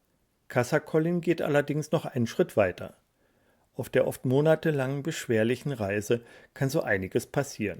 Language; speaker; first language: German; native; German